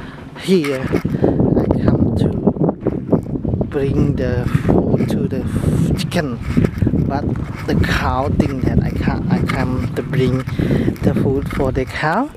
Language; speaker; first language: English; non-native, learner; Khmer